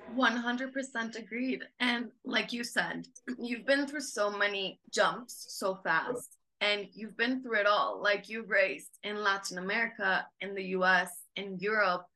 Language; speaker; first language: English; non-native, fluent; Spanish